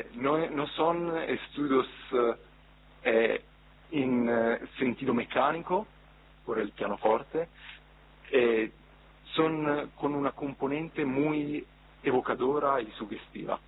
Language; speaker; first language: Spanish; non-native, fluent; Italian